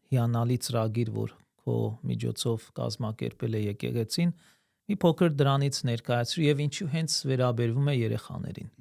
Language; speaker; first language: Armenian; early bilingual, heritage; Armenian